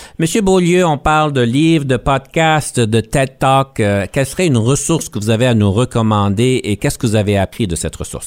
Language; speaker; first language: French; native; French